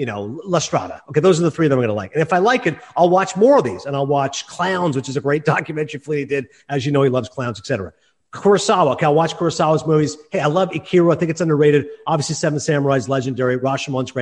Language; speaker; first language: English; native; English